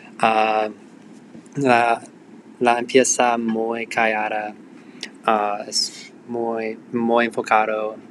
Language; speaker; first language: Spanish; non-native, learner; English